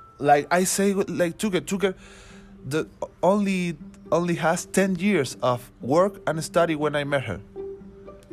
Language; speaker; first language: English; non-native, learner; Spanish